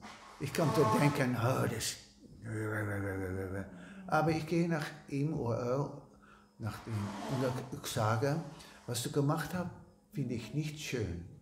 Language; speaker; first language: German; non-native, learner; Dutch